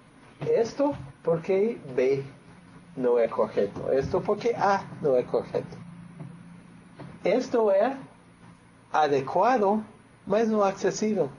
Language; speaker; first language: Spanish; non-native, learner; English